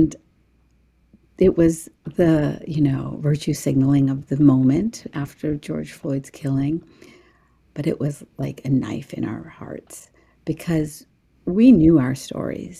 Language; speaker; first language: English; early bilingual, other home language; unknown